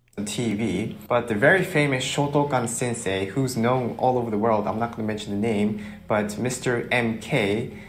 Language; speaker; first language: English; early bilingual, other home language; Japanese